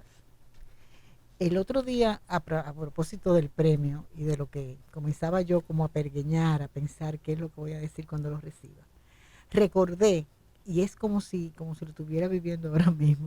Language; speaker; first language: Spanish; native; Spanish